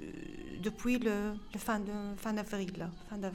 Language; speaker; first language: French; non-native, fluent; Arabic